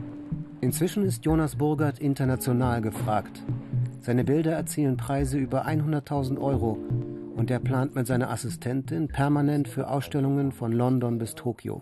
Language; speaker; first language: German; native; German